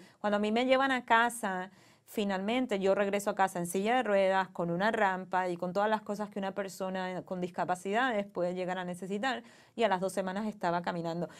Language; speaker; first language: Spanish; native; Spanish